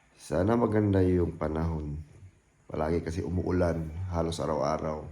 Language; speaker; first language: Filipino; non-native, local second language; Cebuano